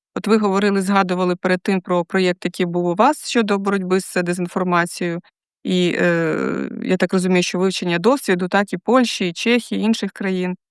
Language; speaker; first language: Ukrainian; native; Ukrainian